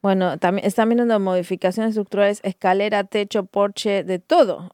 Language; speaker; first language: Spanish; native; Spanish